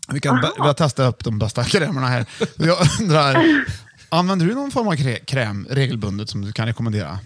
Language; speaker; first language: Swedish; native; Swedish